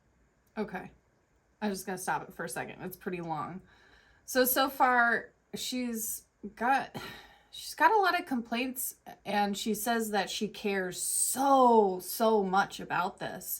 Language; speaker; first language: English; native; English